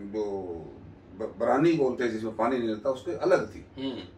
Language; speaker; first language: Hindi; native; Hindi